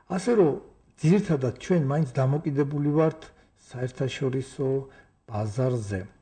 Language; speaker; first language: Georgian; native; Georgian